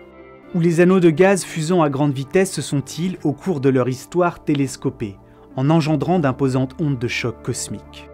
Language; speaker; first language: French; native; French